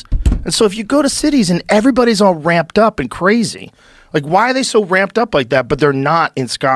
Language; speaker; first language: English; native; English